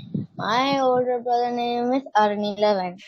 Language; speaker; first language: English; non-native, learner; Tamil